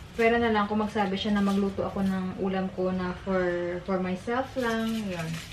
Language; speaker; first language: Filipino; non-native, local second language; Hiligaynon